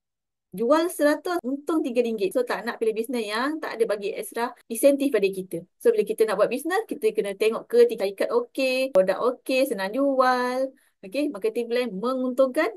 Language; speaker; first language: Malay; native; Malay